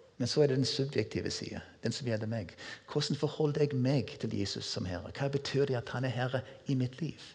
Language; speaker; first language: Norwegian; non-native, fluent; English